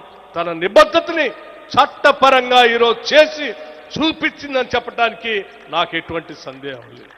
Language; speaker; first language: Telugu; native; Telugu